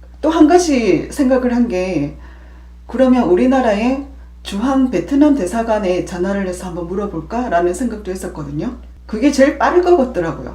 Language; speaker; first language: Korean; native; Korean